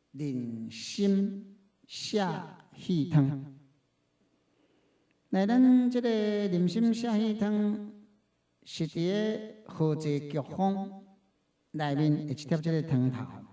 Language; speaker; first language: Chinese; non-native, local second language; Min Nan Chinese